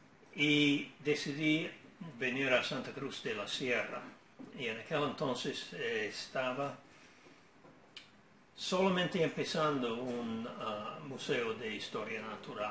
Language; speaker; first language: Spanish; non-native, fluent; English